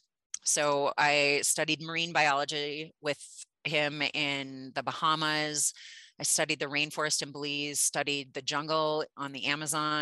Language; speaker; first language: English; native; English